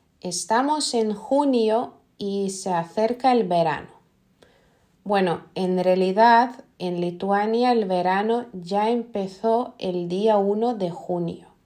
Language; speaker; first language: Spanish; non-native, fluent; Lithuanian